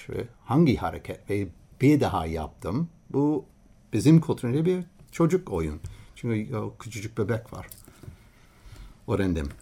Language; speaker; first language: Turkish; non-native, learner; English